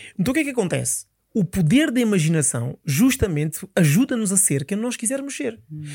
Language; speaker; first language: Portuguese; early bilingual, other home language; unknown